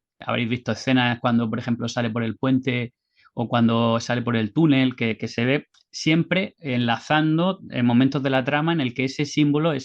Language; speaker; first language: Spanish; native; Spanish